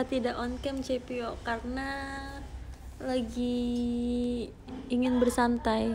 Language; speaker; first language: Indonesian; native; Indonesian